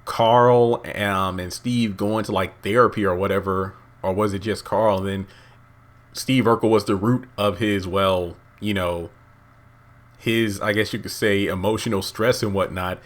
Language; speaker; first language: English; native; English